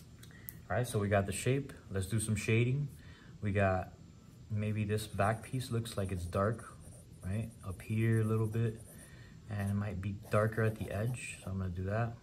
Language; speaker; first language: English; native; English